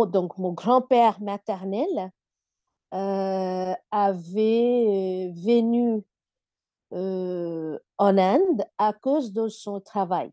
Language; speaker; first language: French; non-native, fluent; Bangla